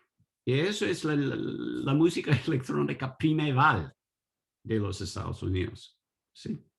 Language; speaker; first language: Spanish; non-native, learner; English